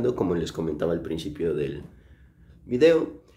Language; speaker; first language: Spanish; native; Spanish